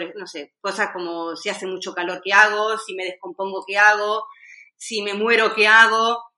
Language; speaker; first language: Spanish; native; Spanish